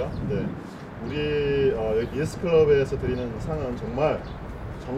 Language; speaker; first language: Korean; native; Korean